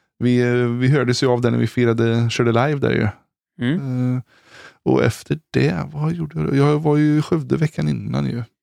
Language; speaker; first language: Swedish; native; Swedish